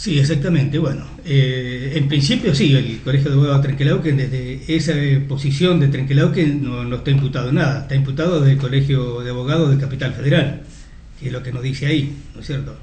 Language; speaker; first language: Spanish; native; Spanish